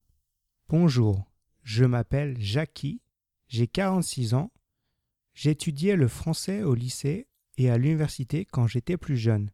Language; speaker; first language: French; non-native, learner; English